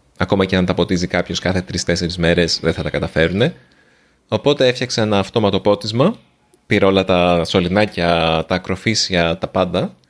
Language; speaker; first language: Greek; native; Greek